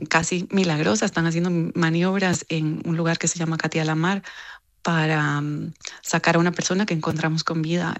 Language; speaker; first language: Spanish; native; Spanish